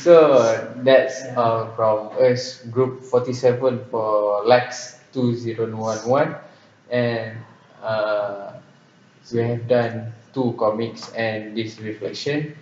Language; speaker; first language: English; non-native, local second language; Malay